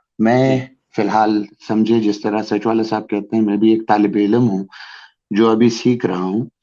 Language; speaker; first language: Urdu; non-native, local second language; Pashto